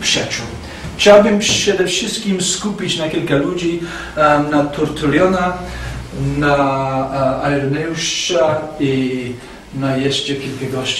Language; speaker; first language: Polish; non-native, fluent; English